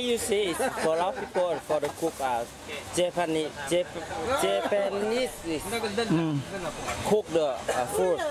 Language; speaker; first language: English; non-native, learner; Lao